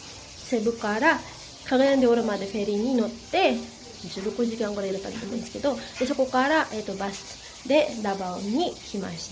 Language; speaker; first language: Japanese; non-native, fluent; Cebuano